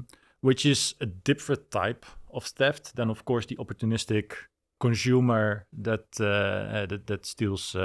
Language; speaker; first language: English; non-native, fluent; Dutch